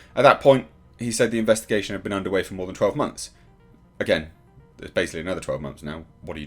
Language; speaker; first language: English; native; English